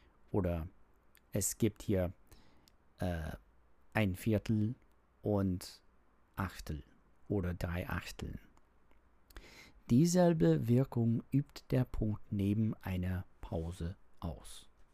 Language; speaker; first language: German; non-native, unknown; English